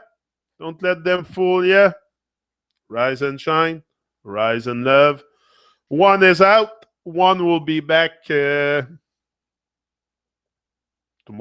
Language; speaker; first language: English; non-native, fluent; French